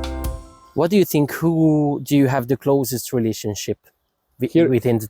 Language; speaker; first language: English; non-native, fluent; Hungarian